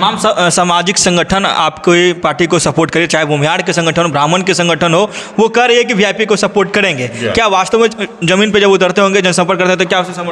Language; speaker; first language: Hindi; native; Hindi